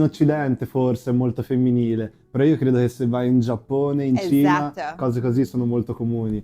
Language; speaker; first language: Italian; native; Italian